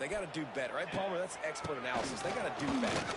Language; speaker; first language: English; native; English